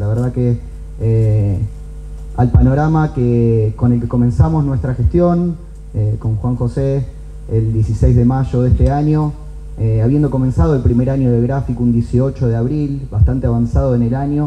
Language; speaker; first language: Spanish; native; Spanish